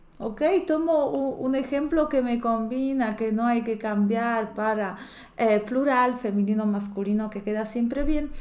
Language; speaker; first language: Spanish; non-native, fluent; Polish